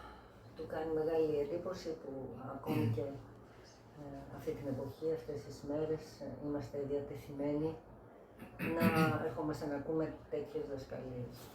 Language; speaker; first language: Greek; native; Greek